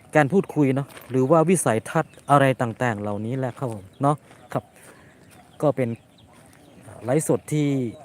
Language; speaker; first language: Thai; native; Thai